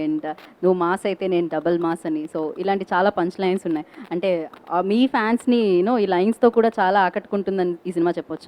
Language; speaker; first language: Telugu; native; Telugu